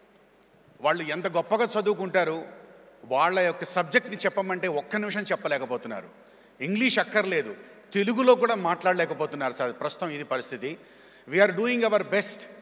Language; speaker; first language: Telugu; native; Telugu